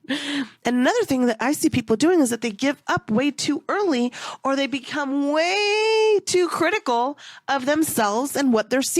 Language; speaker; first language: English; native; English